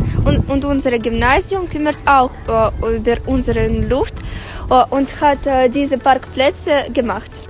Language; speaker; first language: German; non-native, learner; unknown